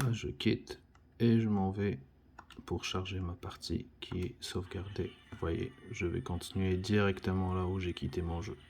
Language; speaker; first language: French; native; French